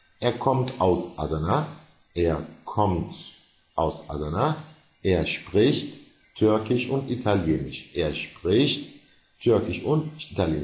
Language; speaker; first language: German; non-native, fluent; Turkish